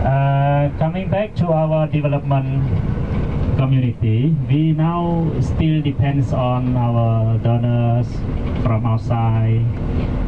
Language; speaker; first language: English; non-native, local second language; Khmer